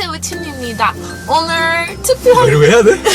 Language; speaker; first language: Korean; non-native, fluent; English